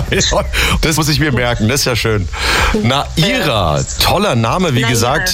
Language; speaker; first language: German; native; German